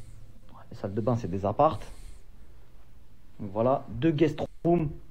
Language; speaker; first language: French; native; French